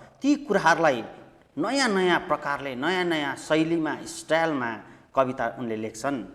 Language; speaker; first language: Nepali; native; Nepali